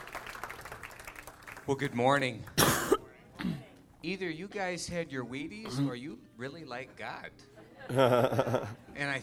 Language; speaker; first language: English; native; English